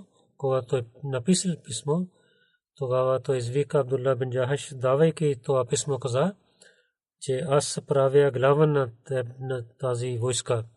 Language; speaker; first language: Bulgarian; non-native, learner; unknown